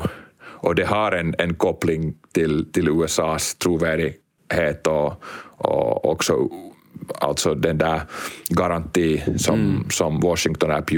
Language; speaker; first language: Swedish; non-native, local second language; Finnish